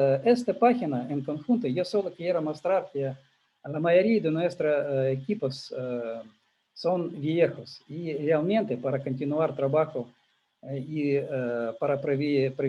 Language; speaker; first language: Spanish; non-native, learner; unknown